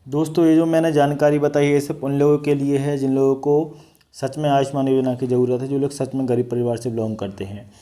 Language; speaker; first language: Hindi; native; Hindi